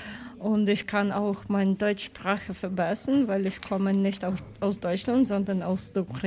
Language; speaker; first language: German; non-native, learner; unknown